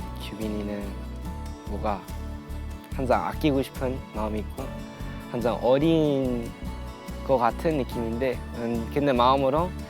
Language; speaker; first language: Korean; early bilingual, heritage; English